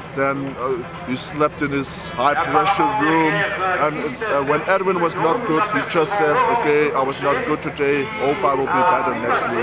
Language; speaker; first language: English; non-native, fluent; Dutch